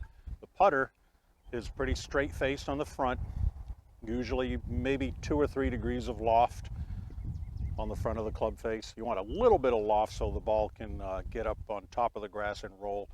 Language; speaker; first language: English; native; English